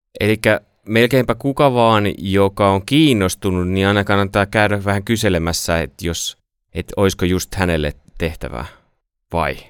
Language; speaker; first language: Finnish; native; Finnish